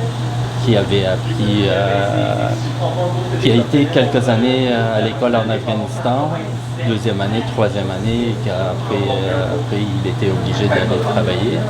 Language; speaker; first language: French; non-native, fluent; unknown